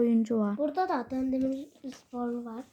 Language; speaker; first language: Turkish; early bilingual, heritage; Turkish